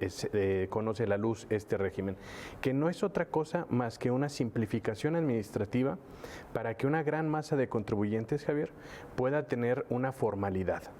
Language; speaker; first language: Spanish; native; Spanish